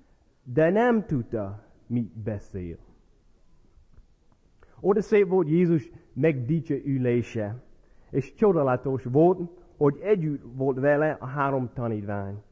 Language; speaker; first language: Hungarian; non-native, fluent; English